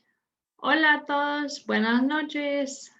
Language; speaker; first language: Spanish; non-native, fluent; English